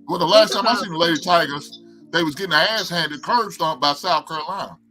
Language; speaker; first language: English; native; English